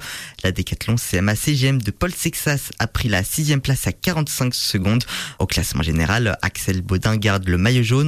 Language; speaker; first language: French; native; French